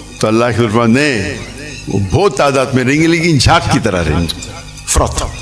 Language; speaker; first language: Urdu; non-native, local second language; Konkani